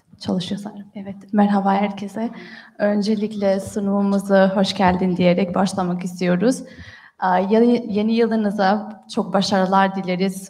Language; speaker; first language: Turkish; non-native, fluent; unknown